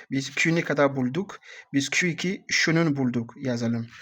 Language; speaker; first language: Turkish; non-native, learner; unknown